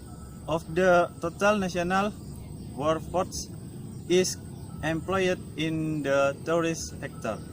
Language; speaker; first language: English; non-native, learner; Indonesian